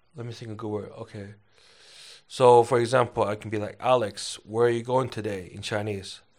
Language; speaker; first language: English; early bilingual, other home language; Chinese